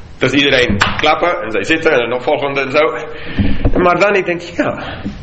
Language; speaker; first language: Dutch; non-native, fluent; English